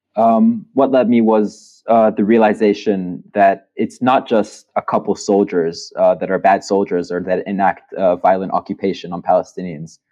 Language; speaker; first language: English; non-native, fluent; Hebrew